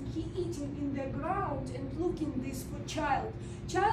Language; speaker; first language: English; non-native, learner; Russian